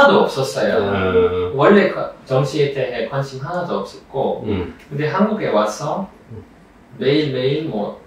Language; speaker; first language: Korean; non-native, fluent; English